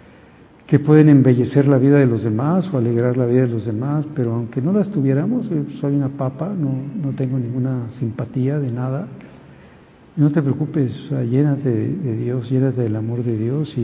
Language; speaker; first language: Spanish; native; Spanish